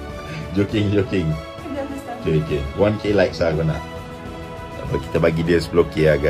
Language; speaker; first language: Malay; native; Malay